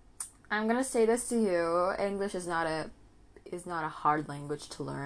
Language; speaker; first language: English; non-native, fluent; Indonesian